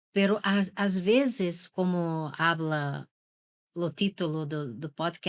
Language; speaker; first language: Portuguese; non-native, learner; Spanish